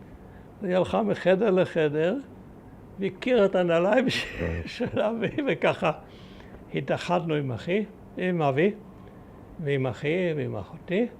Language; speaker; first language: Hebrew; early bilingual, other home language; German